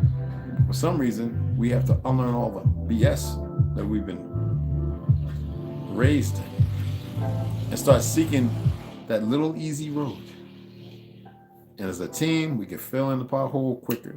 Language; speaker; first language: English; native; English